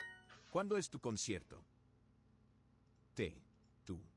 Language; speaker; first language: Spanish; non-native, learner; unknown